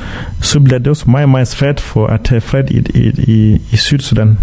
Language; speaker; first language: Danish; non-native, fluent; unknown